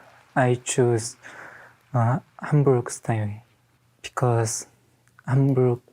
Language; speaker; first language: English; non-native, learner; Korean